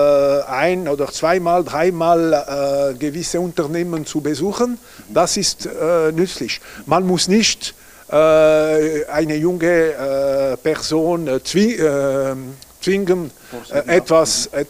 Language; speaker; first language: German; non-native, local second language; French